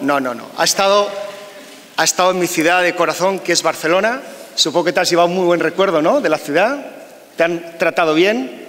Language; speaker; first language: Spanish; native; Spanish